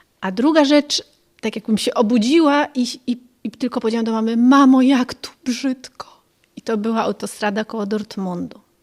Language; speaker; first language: Polish; native; Polish